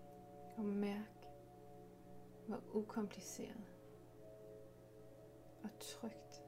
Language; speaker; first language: Danish; native; Danish